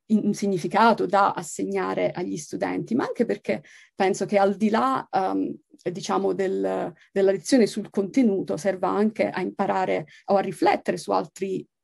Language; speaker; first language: Italian; native; Italian